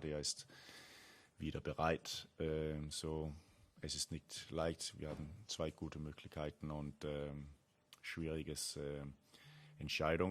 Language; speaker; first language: German; non-native, learner; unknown